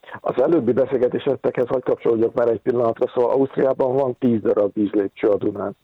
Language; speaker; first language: Hungarian; native; Hungarian